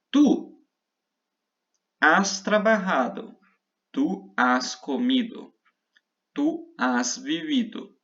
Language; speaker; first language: Spanish; non-native, fluent; Portuguese